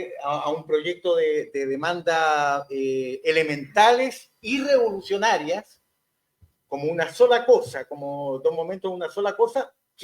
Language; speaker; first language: Spanish; native; Spanish